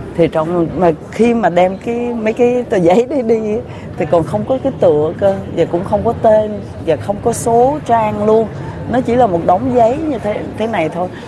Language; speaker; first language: Vietnamese; native; Vietnamese